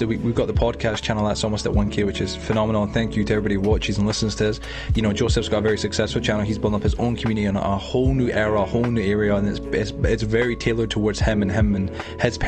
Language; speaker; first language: English; native; English